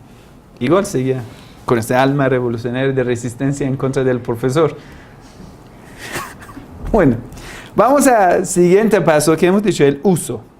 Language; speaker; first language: Spanish; non-native, fluent; Persian